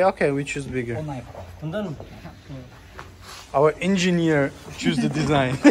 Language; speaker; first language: English; non-native, fluent; German